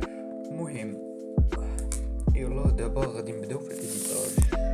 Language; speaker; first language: Arabic; native; Arabic